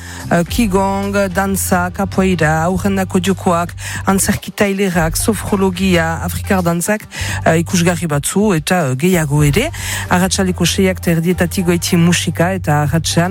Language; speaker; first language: Basque; native; Basque